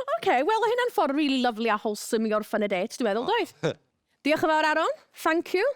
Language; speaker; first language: Welsh; native; Welsh